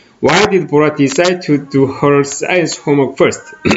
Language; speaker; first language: English; non-native, fluent; Korean